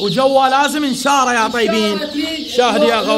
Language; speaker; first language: Arabic; native; Arabic